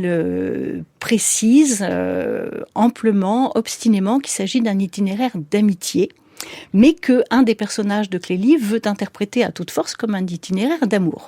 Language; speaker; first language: French; native; French